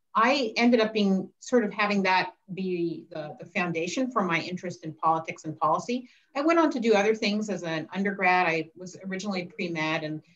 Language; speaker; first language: English; native; English